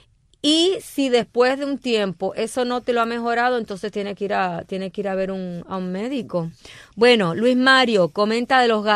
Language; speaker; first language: Spanish; native; Spanish